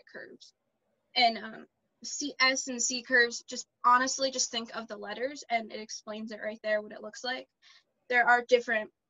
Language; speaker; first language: English; native; English